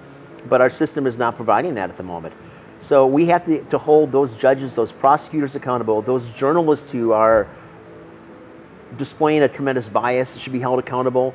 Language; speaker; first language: English; native; English